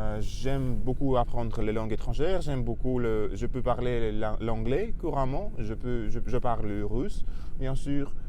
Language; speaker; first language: French; non-native, learner; Russian